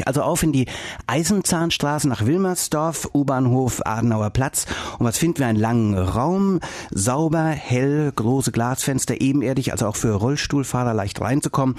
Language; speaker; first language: German; native; German